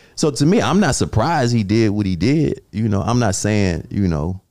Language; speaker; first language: English; native; English